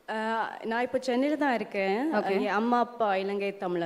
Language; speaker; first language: Tamil; early bilingual, heritage; Tamil